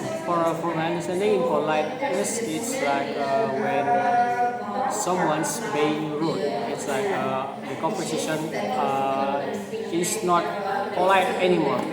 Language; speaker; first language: English; non-native, learner; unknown